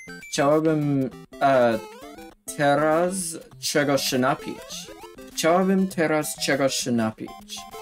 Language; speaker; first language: Polish; non-native, learner; English